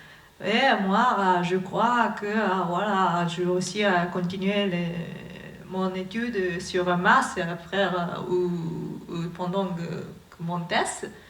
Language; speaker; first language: French; non-native, learner; Japanese